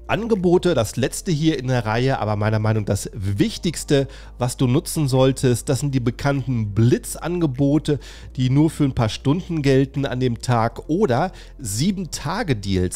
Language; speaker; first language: German; native; German